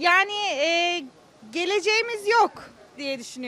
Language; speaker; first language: Turkish; early bilingual, heritage; Turkish